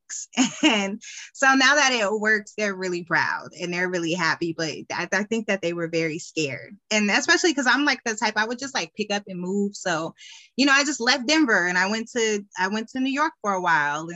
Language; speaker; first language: English; native; English